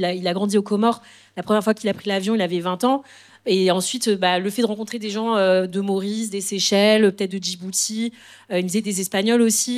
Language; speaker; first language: French; native; French